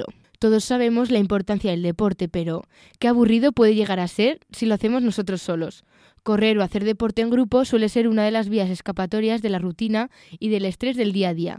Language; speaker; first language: Spanish; native; Spanish